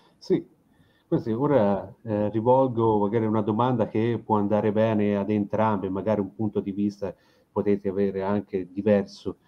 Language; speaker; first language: Italian; native; Italian